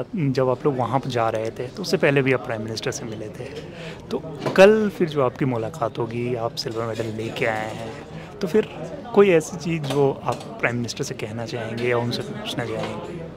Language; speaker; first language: Hindi; native; Hindi